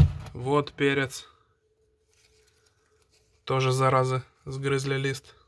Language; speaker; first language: Russian; native; Russian